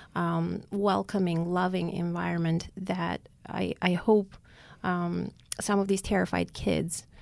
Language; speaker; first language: English; non-native, fluent; Armenian